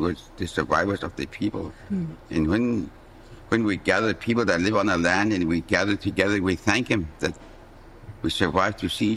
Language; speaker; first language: English; native; English